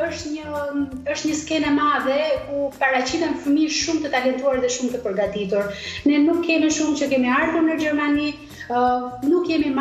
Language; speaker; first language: Albanian; native; Albanian